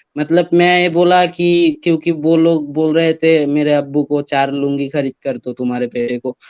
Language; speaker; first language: Hindi; non-native, fluent; Bangla